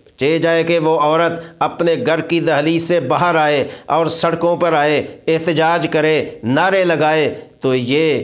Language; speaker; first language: Urdu; non-native, local second language; Punjabi